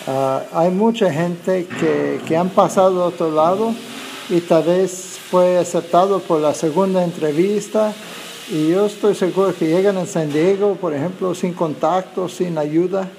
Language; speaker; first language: Spanish; non-native, fluent; English